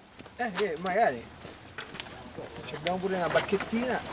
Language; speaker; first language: Italian; native; Italian